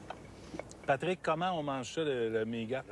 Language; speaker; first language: French; native; French